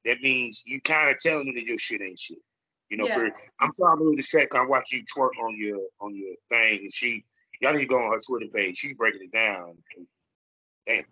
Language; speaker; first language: English; native; English